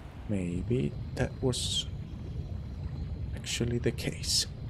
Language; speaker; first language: English; non-native, fluent; Finnish